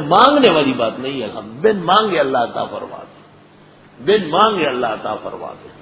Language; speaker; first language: Urdu; non-native, local second language; Pashto